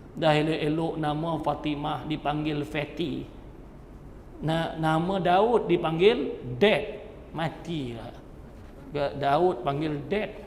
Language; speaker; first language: Malay; native; Malay